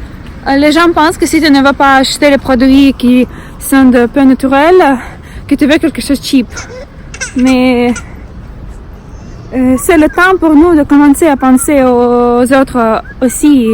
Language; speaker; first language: French; non-native, learner; Russian